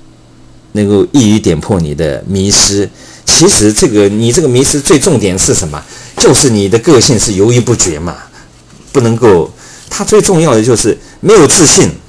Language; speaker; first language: Chinese; native; Chinese